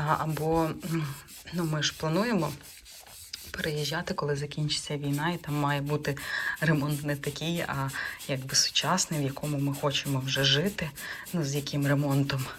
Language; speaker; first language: Ukrainian; native; Ukrainian